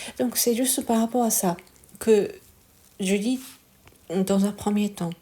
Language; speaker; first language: French; non-native, fluent; Japanese